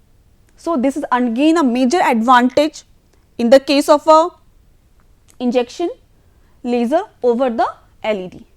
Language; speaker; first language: English; non-native, local second language; Hindi